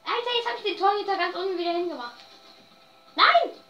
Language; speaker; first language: German; native; German